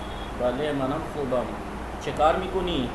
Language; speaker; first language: Persian; non-native, fluent; Urdu